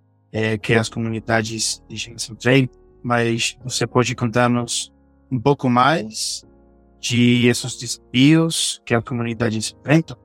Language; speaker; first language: Portuguese; non-native, fluent; Spanish